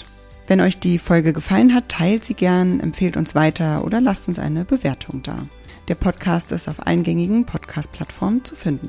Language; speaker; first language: German; native; German